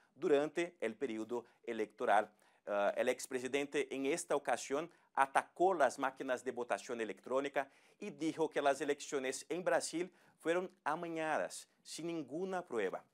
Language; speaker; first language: Spanish; native; Spanish